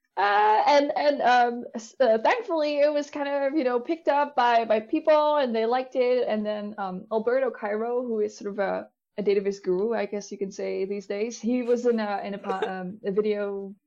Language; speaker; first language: English; non-native, fluent; Dutch